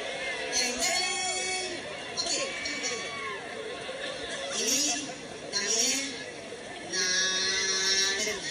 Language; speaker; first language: Malay; native; Malay